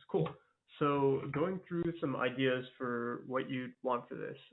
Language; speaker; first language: English; native; English